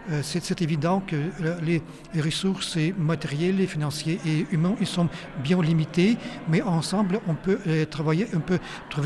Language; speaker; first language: French; non-native, fluent; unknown